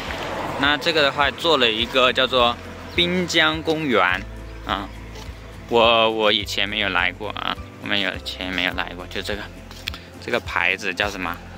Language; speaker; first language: Chinese; native; Chinese